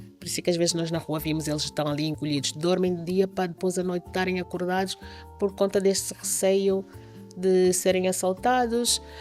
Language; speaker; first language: Portuguese; native; Portuguese